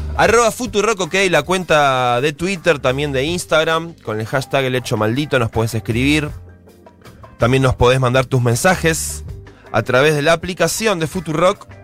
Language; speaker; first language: Spanish; native; Spanish